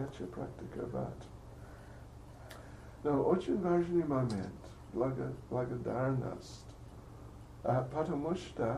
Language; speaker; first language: Russian; non-native, learner; English